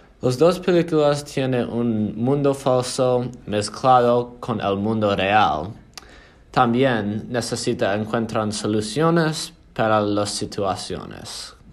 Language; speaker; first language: Spanish; non-native, learner; English